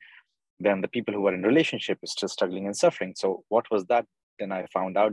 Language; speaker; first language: English; non-native, local second language; Urdu